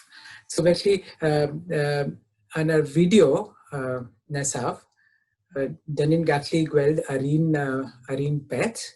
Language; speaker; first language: Welsh; non-native, fluent; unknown